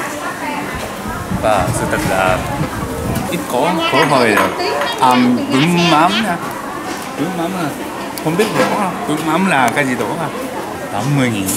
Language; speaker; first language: Vietnamese; non-native, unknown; Japanese